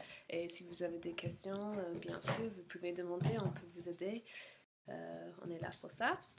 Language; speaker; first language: French; non-native, fluent; English